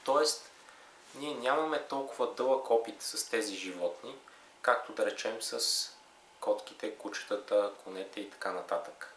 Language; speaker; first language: Bulgarian; native; Bulgarian